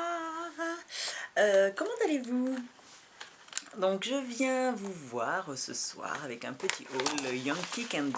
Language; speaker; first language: French; native; French